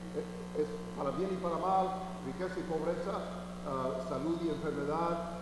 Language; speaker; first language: Spanish; non-native, fluent; English